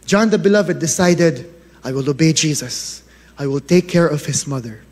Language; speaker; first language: English; non-native, local second language; Filipino